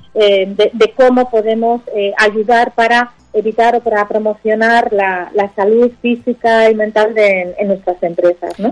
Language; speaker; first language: Spanish; native; Spanish